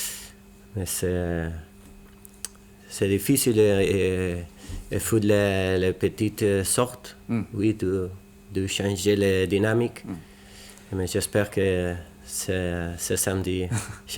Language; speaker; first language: French; non-native, learner; Spanish